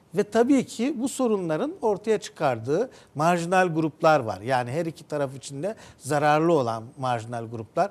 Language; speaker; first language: Turkish; native; Turkish